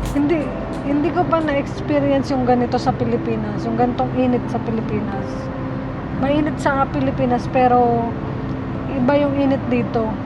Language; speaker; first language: Filipino; native; Filipino